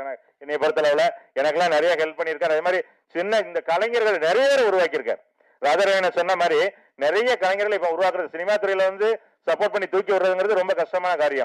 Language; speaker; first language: Tamil; native; Tamil